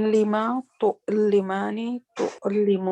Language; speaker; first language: Arabic; non-native, learner; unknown